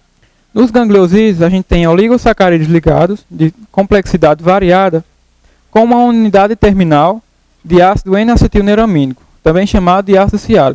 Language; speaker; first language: Portuguese; native; Portuguese